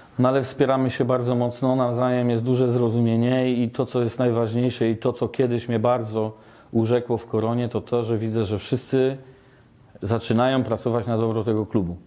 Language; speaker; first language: Polish; native; Polish